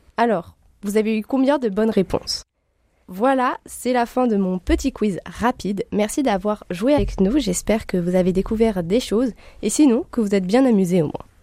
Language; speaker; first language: French; native; French